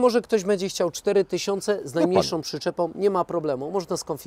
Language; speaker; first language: Polish; native; Polish